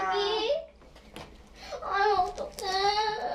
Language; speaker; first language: Korean; native; Korean